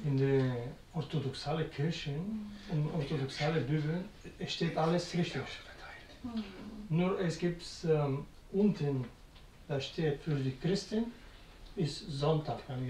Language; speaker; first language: German; non-native, learner; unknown